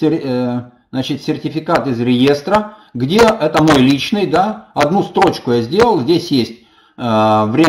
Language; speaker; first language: Russian; native; Russian